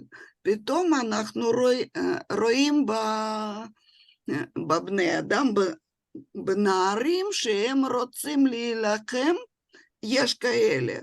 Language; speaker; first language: Hebrew; non-native, fluent; Russian